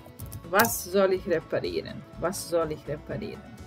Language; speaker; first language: German; non-native, fluent; Serbian